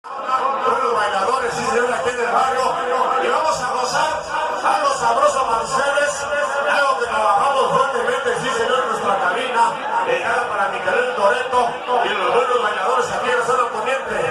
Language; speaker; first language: Spanish; native; Spanish